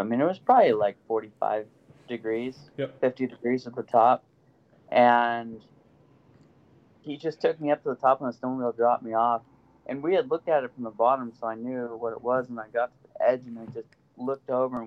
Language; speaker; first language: English; native; English